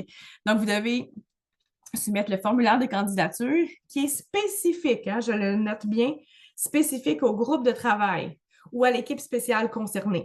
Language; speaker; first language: French; native; French